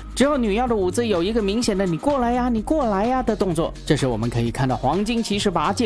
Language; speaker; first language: Chinese; native; Chinese